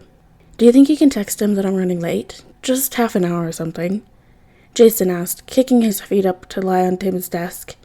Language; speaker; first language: English; native; English